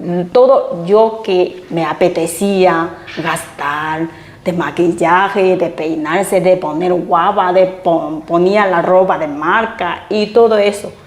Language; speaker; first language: Spanish; non-native, fluent; Chinese